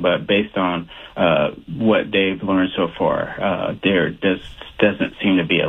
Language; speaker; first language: English; native; English